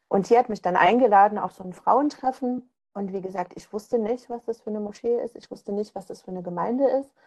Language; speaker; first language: German; native; German